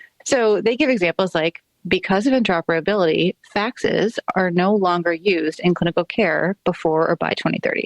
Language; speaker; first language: English; native; English